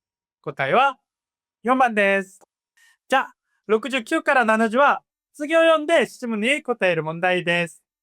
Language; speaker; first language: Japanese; non-native, fluent; Korean